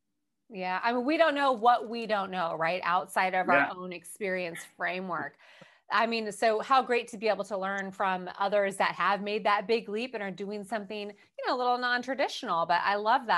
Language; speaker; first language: English; native; English